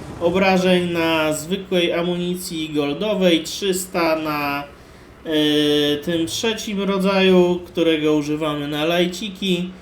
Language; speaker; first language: Polish; native; Polish